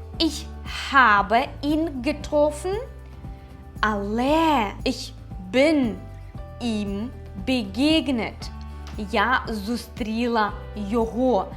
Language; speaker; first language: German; non-native, fluent; Ukrainian